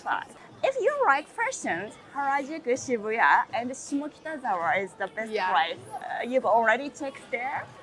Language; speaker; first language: English; non-native, learner; Japanese